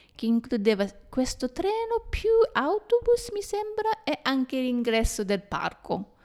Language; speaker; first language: Italian; non-native, fluent; Japanese